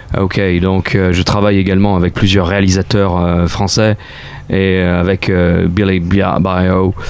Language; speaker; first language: French; native; French